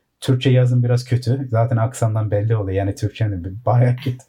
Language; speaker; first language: Turkish; early bilingual, heritage; Turkish